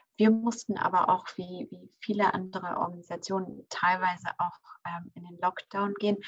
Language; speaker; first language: German; early bilingual, other home language; English